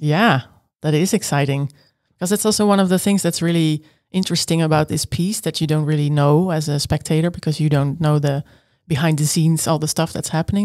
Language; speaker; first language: English; non-native, fluent; Dutch